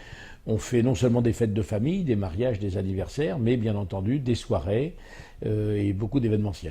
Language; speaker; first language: French; native; French